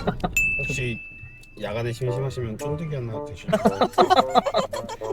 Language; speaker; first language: Korean; non-native, learner; Burmese